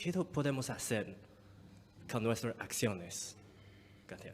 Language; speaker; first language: Spanish; non-native, fluent; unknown